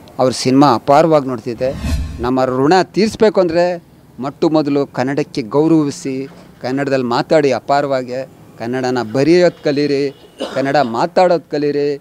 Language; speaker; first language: Kannada; non-native, local second language; Urdu